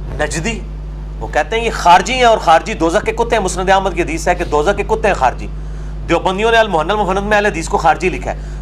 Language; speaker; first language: Urdu; non-native, local second language; Punjabi